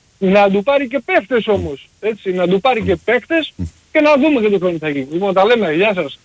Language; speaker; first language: Greek; early bilingual, heritage; Greek